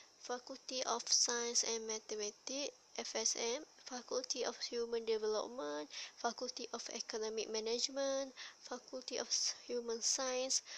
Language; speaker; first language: English; non-native, learner; Malay